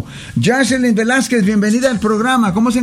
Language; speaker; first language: Spanish; native; Spanish